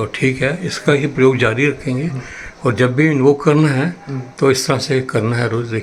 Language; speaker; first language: Hindi; native; Hindi